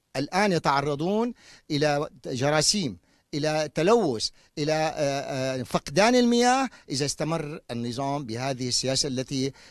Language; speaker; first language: Arabic; native; Arabic